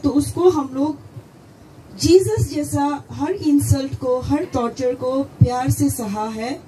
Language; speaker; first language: Hindi; non-native, local second language; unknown